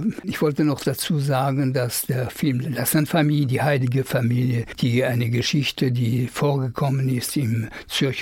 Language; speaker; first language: German; non-native, fluent; French